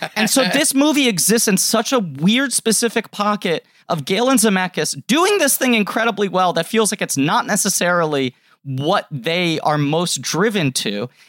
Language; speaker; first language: English; native; English